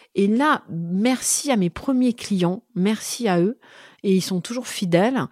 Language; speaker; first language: French; native; French